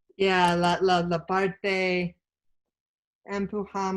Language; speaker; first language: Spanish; non-native, learner; English